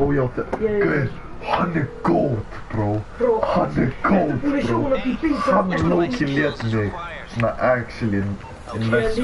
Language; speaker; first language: Icelandic; early bilingual, heritage; Icelandic